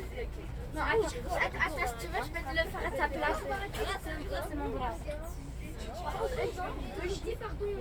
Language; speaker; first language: French; native; French